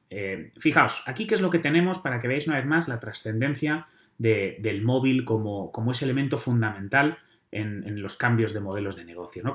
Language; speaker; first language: Spanish; native; Spanish